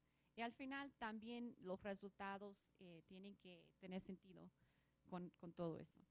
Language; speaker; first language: Spanish; non-native, fluent; English